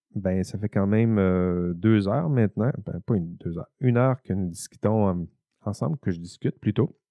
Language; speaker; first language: French; native; French